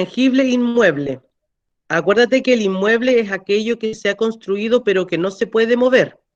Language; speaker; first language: Spanish; native; Spanish